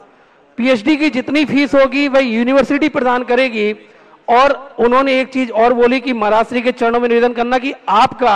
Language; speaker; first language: Hindi; native; Hindi